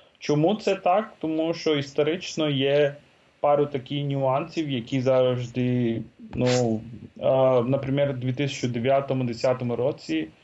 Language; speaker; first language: Ukrainian; non-native, learner; Tamil